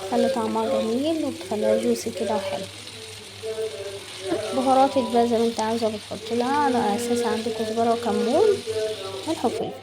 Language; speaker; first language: Arabic; native; Arabic